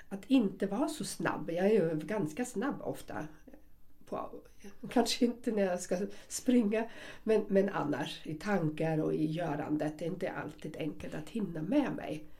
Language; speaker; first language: Swedish; non-native, fluent; German